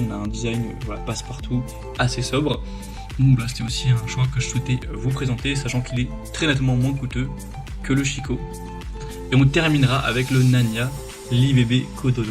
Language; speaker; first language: French; native; French